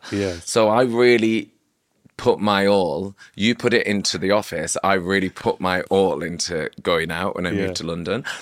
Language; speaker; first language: English; native; English